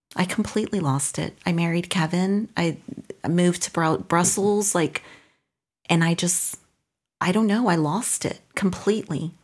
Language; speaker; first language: English; non-native, fluent; Spanish